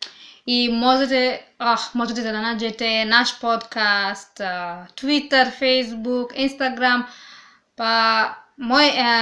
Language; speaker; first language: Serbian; non-native, learner; English